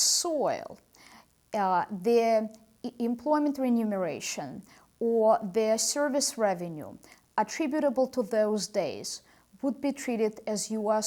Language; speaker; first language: English; non-native, fluent; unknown